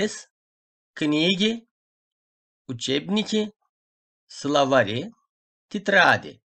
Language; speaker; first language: Russian; non-native, fluent; Turkish